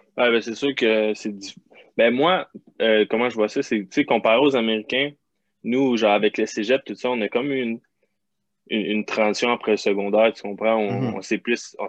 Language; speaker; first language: French; native; French